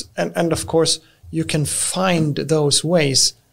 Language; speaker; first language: English; non-native, fluent; Swedish